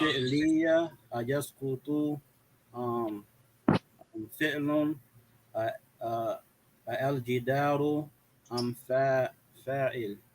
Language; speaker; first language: Arabic; non-native, learner; English